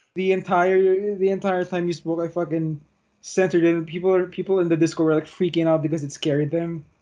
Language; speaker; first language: English; non-native, local second language; Filipino